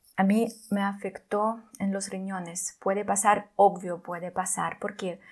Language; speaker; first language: Spanish; non-native, fluent; Russian